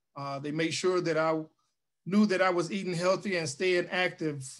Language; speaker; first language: English; native; English